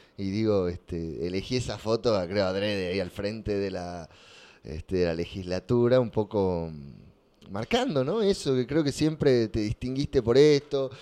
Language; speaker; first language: Spanish; native; Spanish